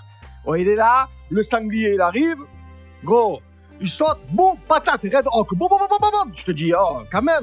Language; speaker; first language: French; native; French